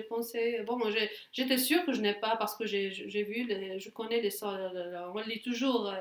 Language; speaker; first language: French; non-native, fluent; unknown